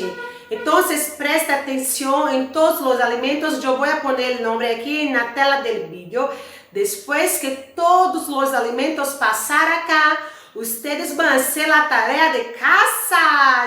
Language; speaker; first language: Spanish; non-native, learner; Portuguese